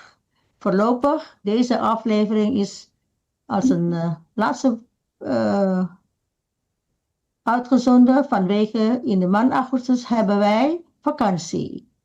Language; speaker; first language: Dutch; non-native, fluent; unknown